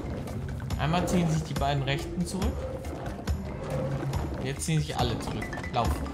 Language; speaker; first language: German; native; German